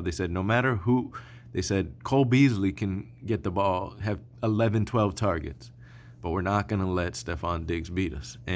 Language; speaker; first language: English; native; English